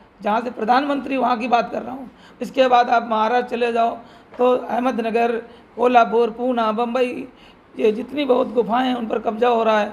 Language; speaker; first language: Hindi; native; Hindi